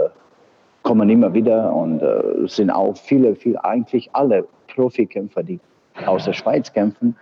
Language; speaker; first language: German; non-native, fluent; Bosnian